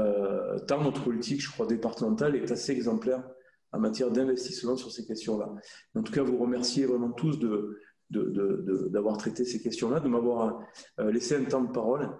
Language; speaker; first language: French; native; French